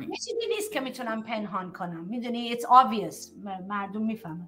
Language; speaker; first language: Persian; early bilingual, heritage; Persian